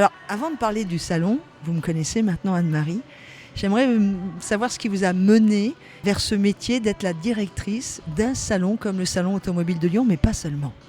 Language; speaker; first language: French; native; French